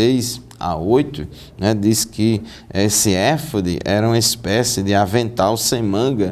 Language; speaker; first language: Portuguese; native; Portuguese